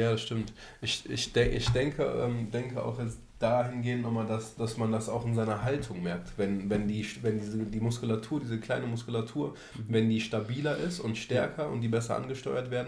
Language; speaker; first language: German; native; German